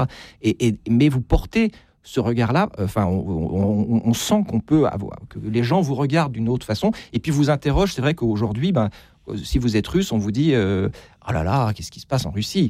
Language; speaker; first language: French; native; French